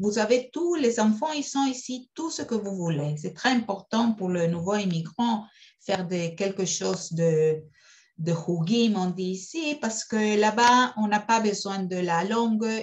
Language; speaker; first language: French; non-native, fluent; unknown